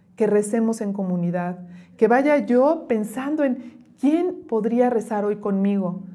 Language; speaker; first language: Spanish; native; Spanish